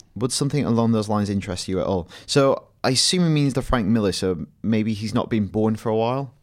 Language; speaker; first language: English; native; English